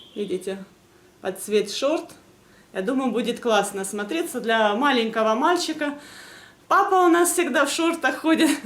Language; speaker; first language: Russian; native; Russian